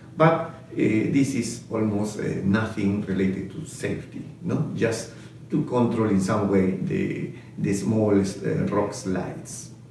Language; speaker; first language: English; non-native, fluent; Spanish